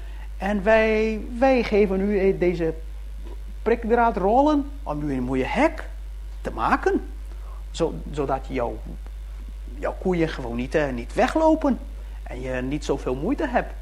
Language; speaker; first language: Dutch; early bilingual, heritage; Dutch